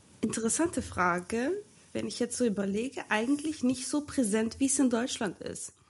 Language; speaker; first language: German; early bilingual, other home language; Turkish